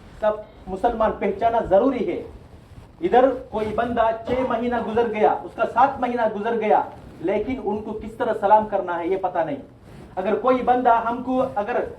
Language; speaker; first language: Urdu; non-native, local second language; Tamil